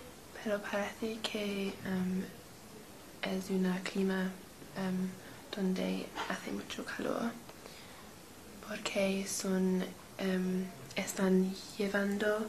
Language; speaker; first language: Spanish; non-native, learner; English